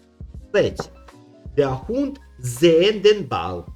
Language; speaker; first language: German; non-native, fluent; Serbian